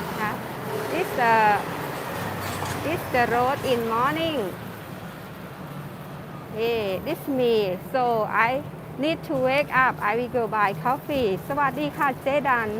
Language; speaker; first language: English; non-native, learner; Thai